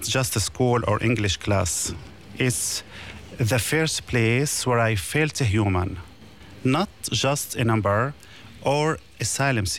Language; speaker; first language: English; non-native, learner; Arabic